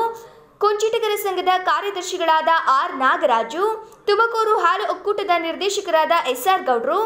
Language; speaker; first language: Kannada; native; Kannada